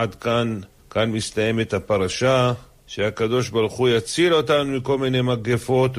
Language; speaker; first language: Hebrew; native; Hebrew